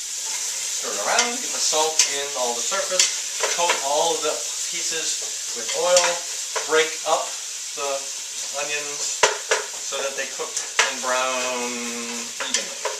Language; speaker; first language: English; native; English